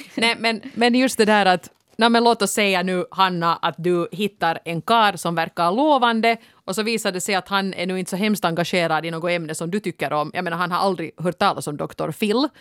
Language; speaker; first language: Swedish; native; Swedish